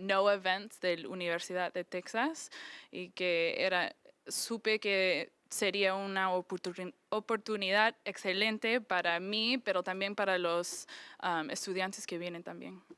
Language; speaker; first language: Spanish; early bilingual, heritage; English